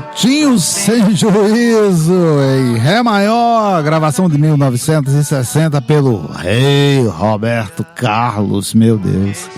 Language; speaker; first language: Portuguese; native; Portuguese